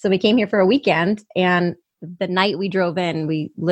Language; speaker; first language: English; native; English